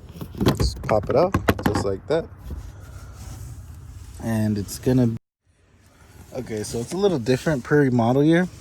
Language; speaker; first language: English; native; English